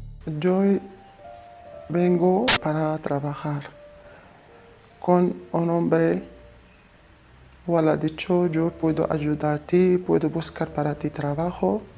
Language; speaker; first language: Spanish; non-native, learner; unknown